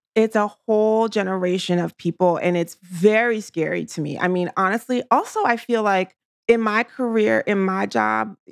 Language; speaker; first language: English; native; English